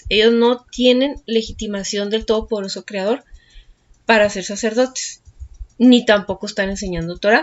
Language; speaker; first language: Spanish; native; Spanish